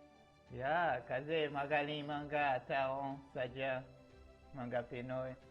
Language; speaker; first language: Filipino; non-native, learner; Portuguese